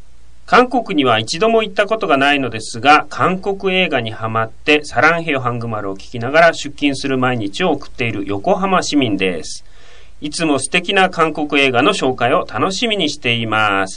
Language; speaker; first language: Japanese; native; Japanese